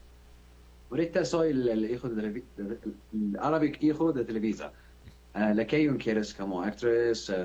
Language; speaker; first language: Spanish; non-native, learner; Arabic